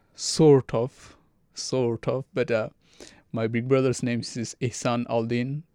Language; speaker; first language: English; non-native, fluent; Arabic